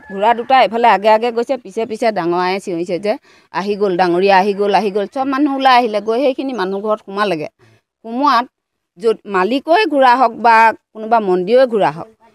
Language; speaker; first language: Assamese; native; Assamese